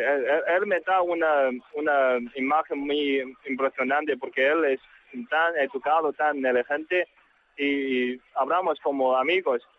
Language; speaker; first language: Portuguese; non-native, learner; Chinese